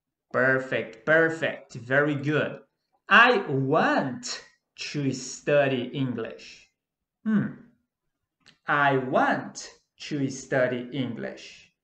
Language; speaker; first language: English; non-native, fluent; Portuguese